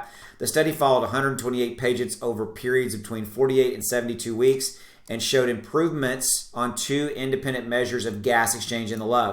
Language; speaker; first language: English; native; English